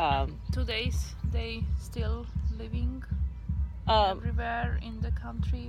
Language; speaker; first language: English; non-native, learner; Hungarian